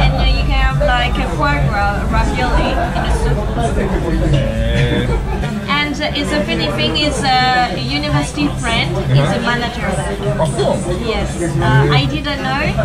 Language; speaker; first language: English; non-native, fluent; French